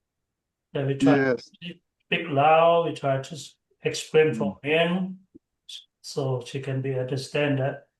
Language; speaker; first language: English; non-native, learner; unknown